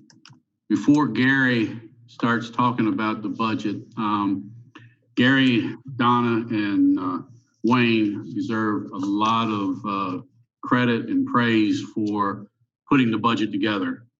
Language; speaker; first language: English; native; English